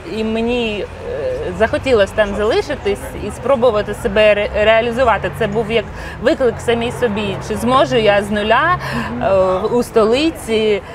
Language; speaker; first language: Ukrainian; non-native, local second language; Russian